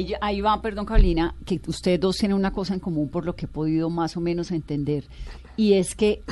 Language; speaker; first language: Spanish; native; Spanish